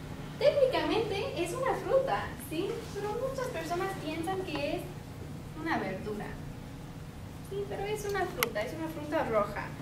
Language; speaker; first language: Spanish; non-native, fluent; English